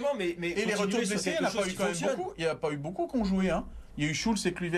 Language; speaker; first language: French; native; French